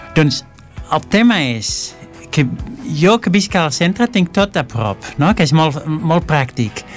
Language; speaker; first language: Catalan; non-native, fluent; Dutch